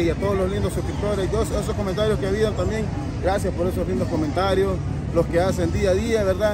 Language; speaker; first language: Spanish; native; Spanish